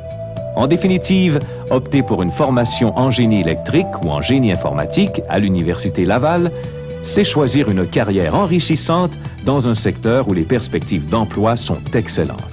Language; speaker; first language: French; native; French